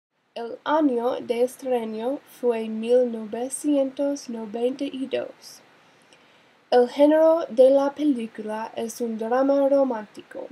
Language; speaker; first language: Spanish; non-native, learner; English